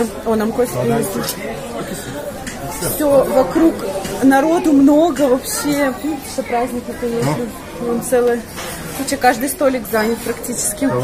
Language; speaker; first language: Russian; native; Russian